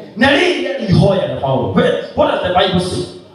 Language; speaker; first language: English; non-native, local second language; Swahili